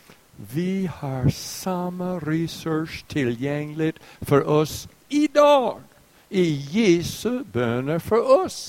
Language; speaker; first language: Swedish; non-native, fluent; English